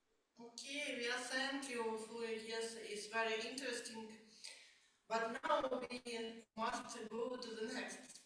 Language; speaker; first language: English; non-native, learner; Ukrainian